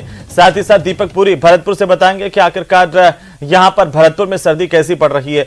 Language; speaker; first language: Hindi; native; Hindi